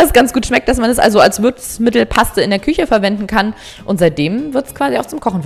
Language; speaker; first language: German; native; German